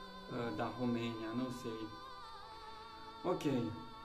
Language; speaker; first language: Portuguese; non-native, fluent; Romanian